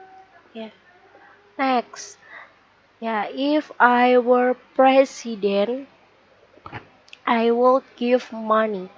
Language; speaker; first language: English; non-native, learner; Indonesian